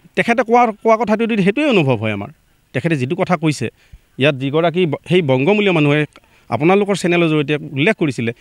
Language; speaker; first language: Assamese; native; Assamese